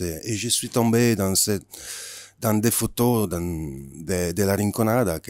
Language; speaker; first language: French; non-native, fluent; Italian